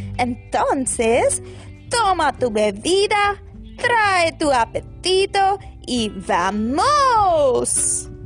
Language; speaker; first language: Spanish; non-native, learner; Hindi